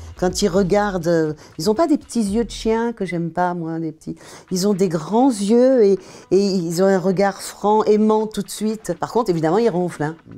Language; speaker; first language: French; native; French